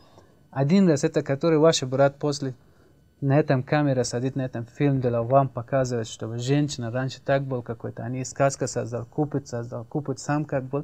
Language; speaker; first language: Russian; non-native, learner; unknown